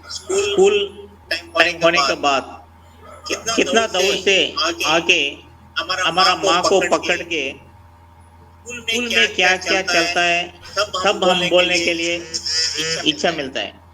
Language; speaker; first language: Hindi; non-native, local second language; Telugu